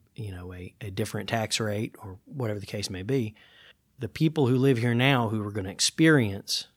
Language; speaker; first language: English; native; English